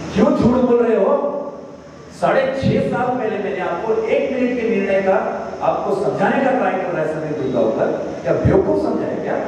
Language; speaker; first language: Hindi; non-native, local second language; Marathi